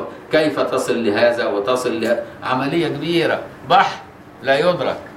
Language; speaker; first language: Arabic; native; Arabic